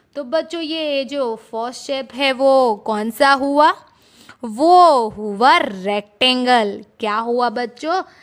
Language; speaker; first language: Hindi; non-native, local second language; Gujarati